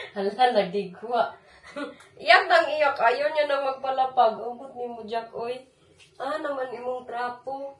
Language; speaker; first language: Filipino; non-native, local second language; Hiligaynon